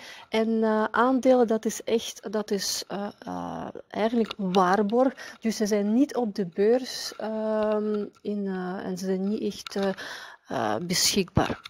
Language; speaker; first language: Dutch; non-native, fluent; Russian